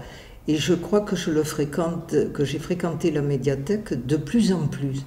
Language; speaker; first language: French; native; French